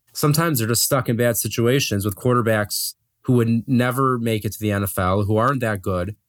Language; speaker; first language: English; native; English